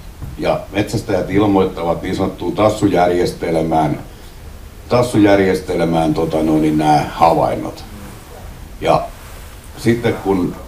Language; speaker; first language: Finnish; native; Finnish